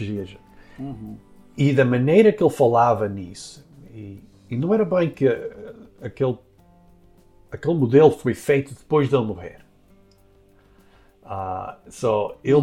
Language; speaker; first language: Portuguese; early bilingual, heritage; Portuguese